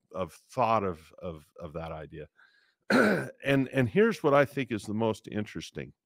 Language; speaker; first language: English; native; English